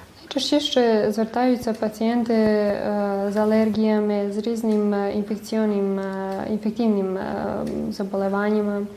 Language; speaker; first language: Ukrainian; early bilingual, heritage; Ukrainian